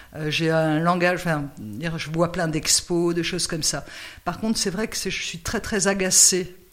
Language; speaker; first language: French; native; French